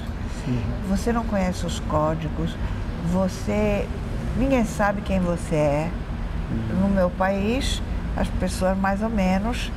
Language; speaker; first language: Portuguese; early bilingual, other home language; Italian